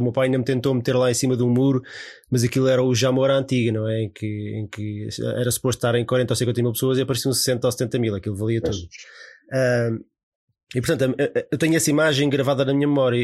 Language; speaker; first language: Portuguese; native; Portuguese